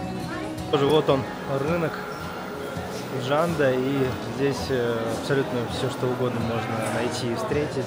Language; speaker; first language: Russian; native; Russian